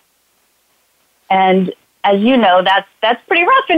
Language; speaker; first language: English; native; English